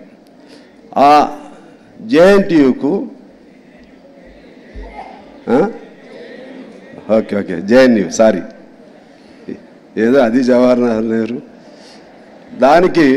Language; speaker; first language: Telugu; native; Telugu